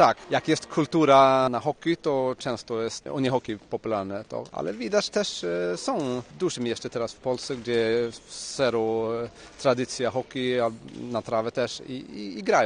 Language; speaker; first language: Polish; non-native, learner; Swedish